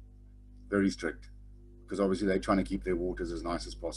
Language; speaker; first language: English; native; English